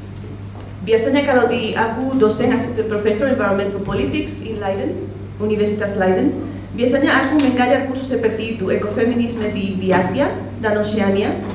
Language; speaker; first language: Indonesian; non-native, fluent; Spanish